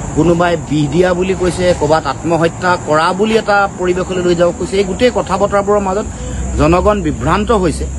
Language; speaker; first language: Assamese; native; Assamese